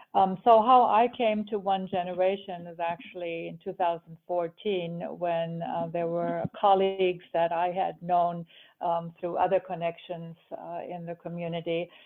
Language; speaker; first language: English; early bilingual, other home language; German